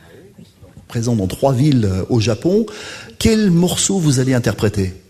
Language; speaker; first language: French; native; French